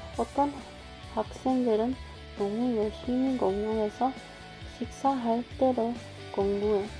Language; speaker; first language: Korean; non-native, learner; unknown